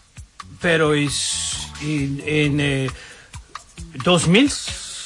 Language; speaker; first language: Spanish; non-native, learner; English